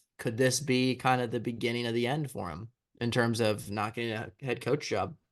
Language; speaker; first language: English; native; English